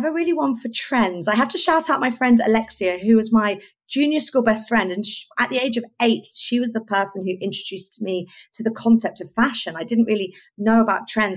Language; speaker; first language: English; native; English